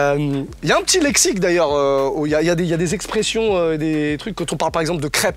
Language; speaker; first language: French; native; French